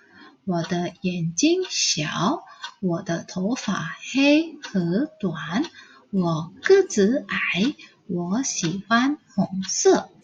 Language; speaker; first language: Chinese; non-native, fluent; Indonesian